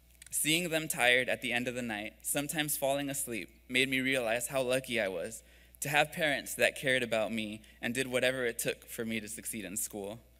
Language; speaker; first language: English; early bilingual, other home language; Spanish